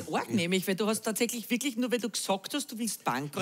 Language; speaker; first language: German; native; German